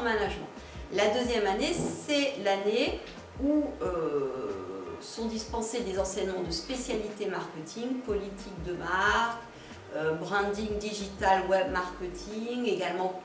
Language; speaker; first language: French; native; French